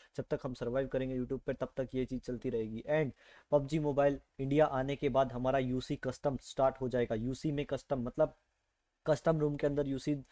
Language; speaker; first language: Hindi; native; Hindi